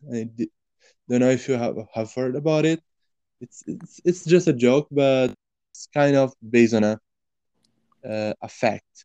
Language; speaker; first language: English; non-native, fluent; Portuguese